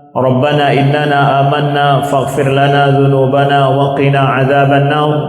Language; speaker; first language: Malay; non-native, local second language; Achinese